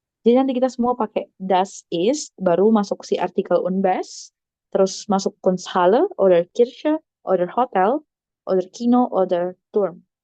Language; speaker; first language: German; non-native, fluent; Indonesian